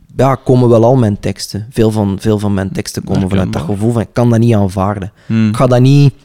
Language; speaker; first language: Dutch; native; Dutch